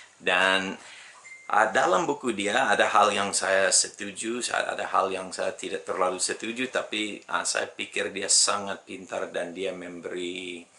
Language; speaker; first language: Indonesian; non-native, fluent; English